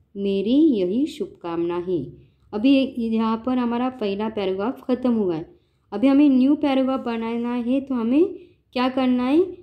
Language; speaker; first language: Hindi; non-native, local second language; Marathi